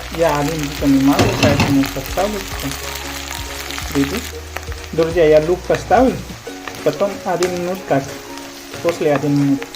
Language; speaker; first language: Russian; non-native, learner; Hindi